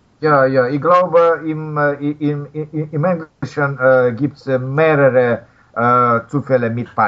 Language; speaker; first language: German; non-native, learner; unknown